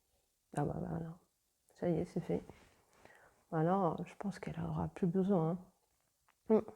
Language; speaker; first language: French; non-native, fluent; Portuguese